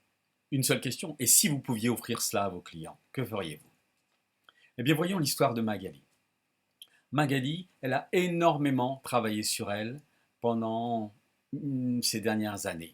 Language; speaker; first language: French; native; French